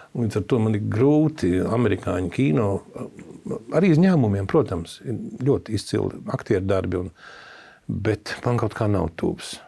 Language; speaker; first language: Latvian; native; Latvian